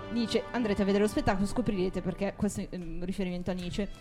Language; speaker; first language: Italian; native; Italian